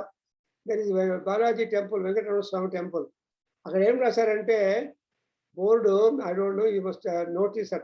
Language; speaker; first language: English; non-native, local second language; Telugu